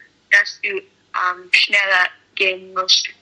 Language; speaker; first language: German; non-native, learner; English